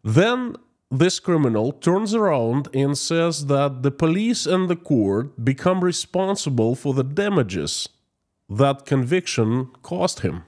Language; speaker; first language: English; non-native, fluent; Russian